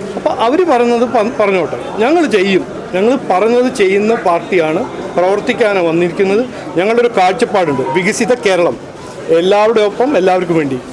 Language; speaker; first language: Malayalam; early bilingual, heritage; Malayalam